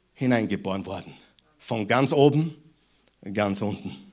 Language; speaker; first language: German; native; German